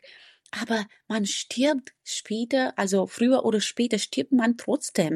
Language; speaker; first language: German; non-native, fluent; Romanian